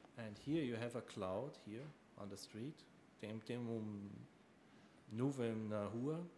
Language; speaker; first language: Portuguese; non-native, learner; German